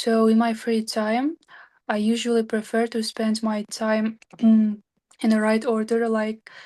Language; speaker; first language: English; non-native, learner; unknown